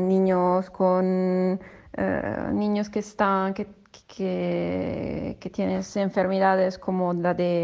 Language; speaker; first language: Spanish; non-native, fluent; Italian